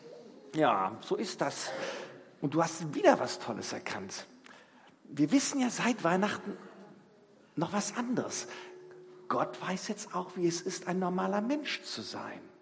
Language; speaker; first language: German; native; German